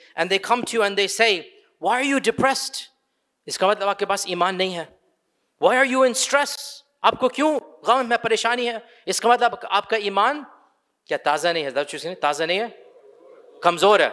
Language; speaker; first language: Urdu; early bilingual, other home language; English